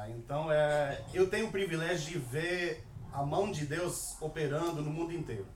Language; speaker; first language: Portuguese; non-native, fluent; English